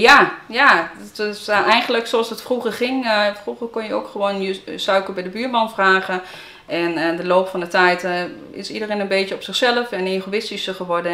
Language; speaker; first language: Dutch; native; Dutch